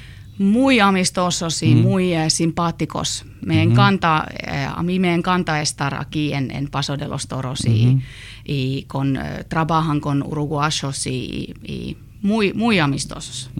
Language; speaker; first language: Spanish; non-native, learner; Finnish